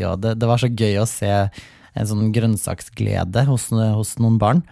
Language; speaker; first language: Norwegian; native; Norwegian